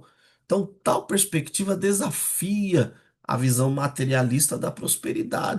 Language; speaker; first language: Portuguese; native; Portuguese